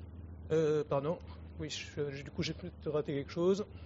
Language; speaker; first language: French; native; French